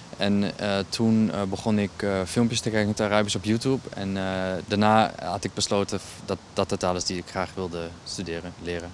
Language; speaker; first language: Dutch; native; Dutch